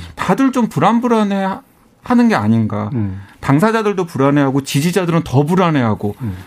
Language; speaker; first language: Korean; native; Korean